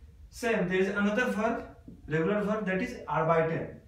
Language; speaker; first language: English; non-native, local second language; Hindi